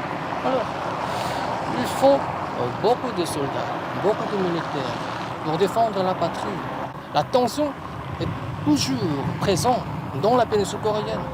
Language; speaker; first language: French; non-native, fluent; Korean